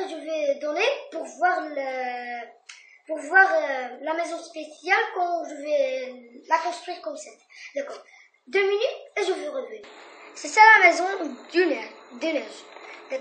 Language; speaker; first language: French; non-native, learner; Arabic